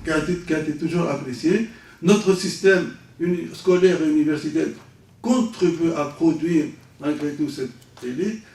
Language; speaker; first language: French; non-native, local second language; Arabic